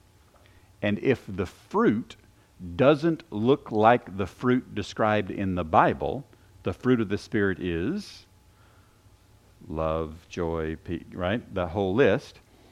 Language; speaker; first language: English; native; English